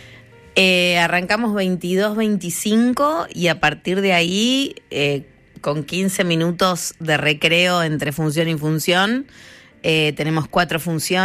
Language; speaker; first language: Spanish; native; Spanish